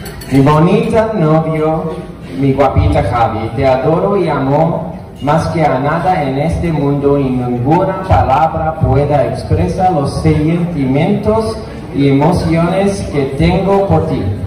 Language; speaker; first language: Spanish; non-native, learner; English